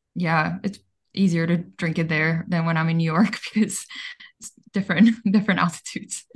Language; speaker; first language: English; early bilingual, other home language; Bulgarian